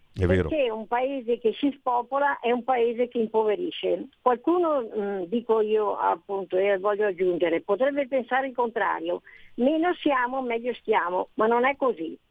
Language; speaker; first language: Italian; non-native, fluent; Portuguese